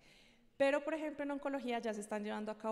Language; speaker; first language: Spanish; native; Spanish